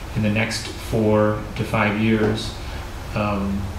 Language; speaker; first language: English; native; English